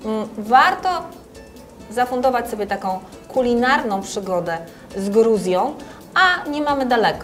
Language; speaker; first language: Polish; native; Polish